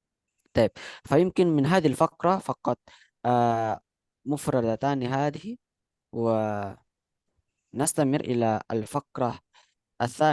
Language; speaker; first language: Arabic; non-native, fluent; Indonesian